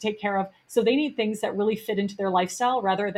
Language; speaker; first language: English; native; English